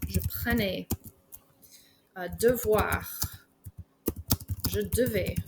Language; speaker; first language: French; non-native, fluent; English